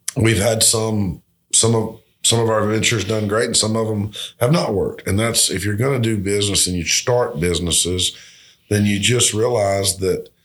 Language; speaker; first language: English; native; English